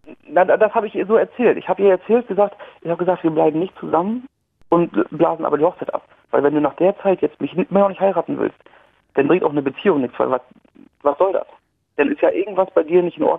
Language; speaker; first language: German; native; German